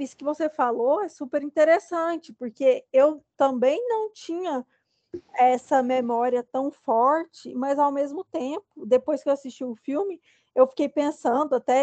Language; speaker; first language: Portuguese; native; Portuguese